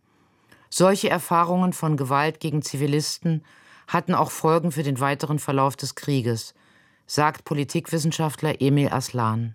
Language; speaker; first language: German; native; German